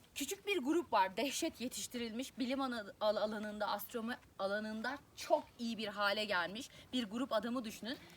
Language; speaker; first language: Turkish; native; Turkish